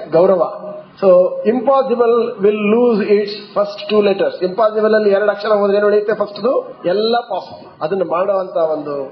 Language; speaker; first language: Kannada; native; Kannada